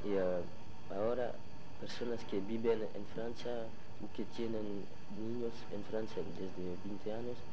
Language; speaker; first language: Spanish; non-native, learner; French